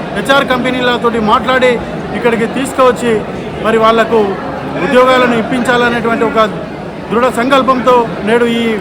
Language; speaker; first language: Telugu; native; Telugu